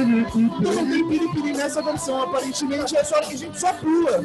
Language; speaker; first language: Portuguese; native; Portuguese